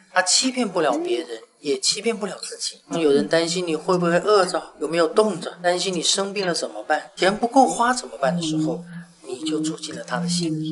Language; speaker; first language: Chinese; native; Chinese